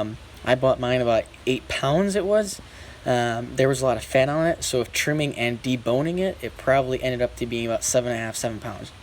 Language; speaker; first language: English; native; English